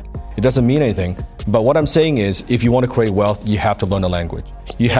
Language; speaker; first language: English; non-native, local second language; Cantonese